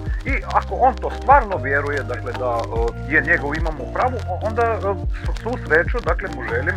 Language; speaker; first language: Croatian; native; Croatian